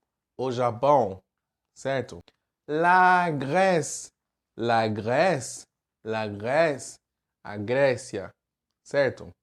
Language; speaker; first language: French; non-native, fluent; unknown